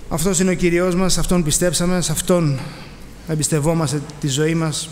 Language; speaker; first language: Greek; native; Greek